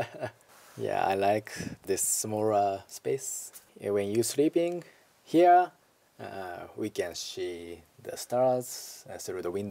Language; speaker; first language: English; non-native, learner; Japanese